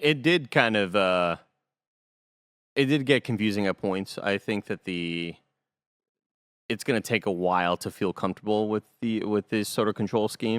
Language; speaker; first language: English; native; English